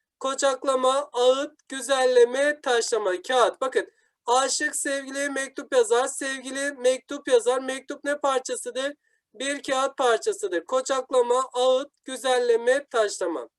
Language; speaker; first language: Turkish; native; Turkish